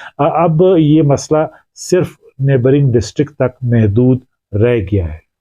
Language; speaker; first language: Urdu; non-native, local second language; Pashto